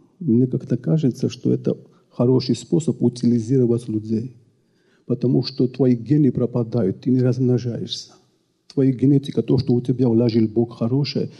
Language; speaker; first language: Russian; non-native, local second language; Georgian